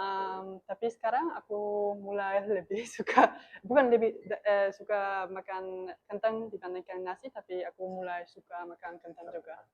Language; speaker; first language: Indonesian; non-native, learner; German